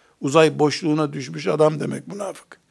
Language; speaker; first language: Turkish; native; Turkish